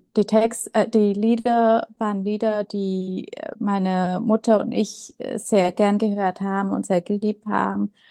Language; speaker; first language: German; non-native, fluent; Vietnamese